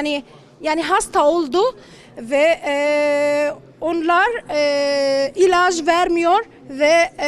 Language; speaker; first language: Turkish; non-native, learner; Arabic